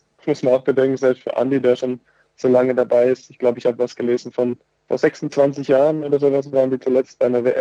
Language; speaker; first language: German; native; German